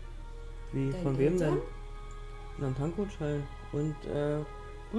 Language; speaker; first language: German; native; German